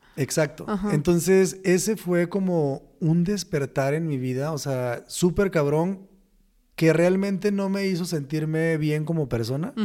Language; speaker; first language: Spanish; native; Spanish